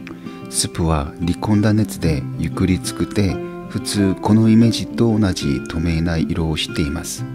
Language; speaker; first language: Japanese; non-native, learner; Korean